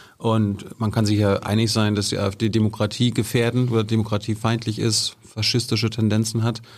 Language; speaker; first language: German; native; German